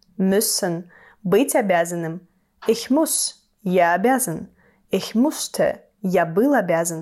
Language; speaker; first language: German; non-native, fluent; Russian